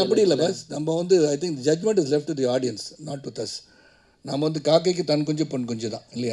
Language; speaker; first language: Tamil; native; Tamil